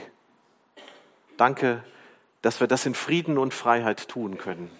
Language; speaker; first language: German; native; German